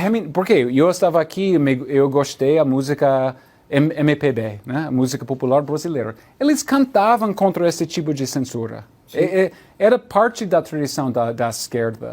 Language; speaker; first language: Portuguese; non-native, learner; English